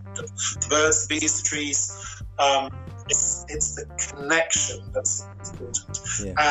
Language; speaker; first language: English; native; English